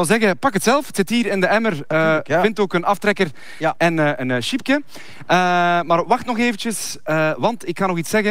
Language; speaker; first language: Dutch; native; Dutch